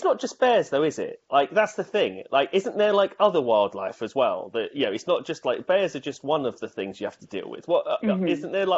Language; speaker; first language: English; native; English